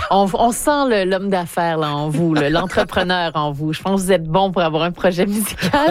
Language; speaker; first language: French; native; French